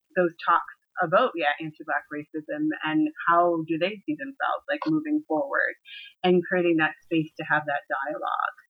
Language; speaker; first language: English; native; English